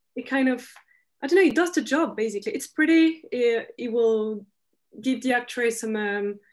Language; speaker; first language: English; non-native, fluent; French